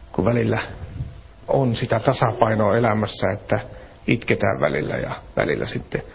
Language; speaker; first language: Finnish; native; Finnish